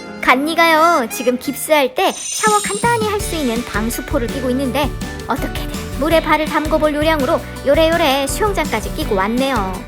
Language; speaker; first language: Korean; native; Korean